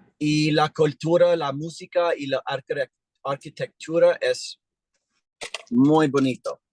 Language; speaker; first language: Spanish; non-native, learner; English